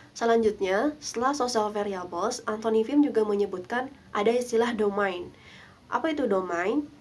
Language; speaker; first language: Indonesian; non-native, local second language; Sundanese